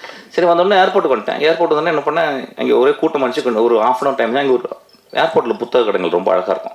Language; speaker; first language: Tamil; native; Tamil